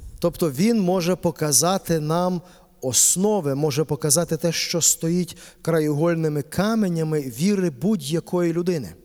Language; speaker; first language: Ukrainian; native; Ukrainian